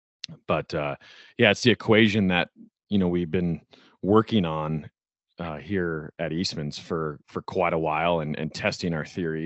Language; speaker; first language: English; native; English